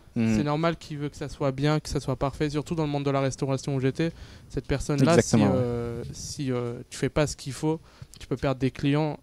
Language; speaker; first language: French; native; French